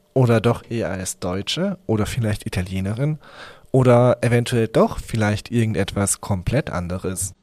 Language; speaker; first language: German; early bilingual, other home language; Hungarian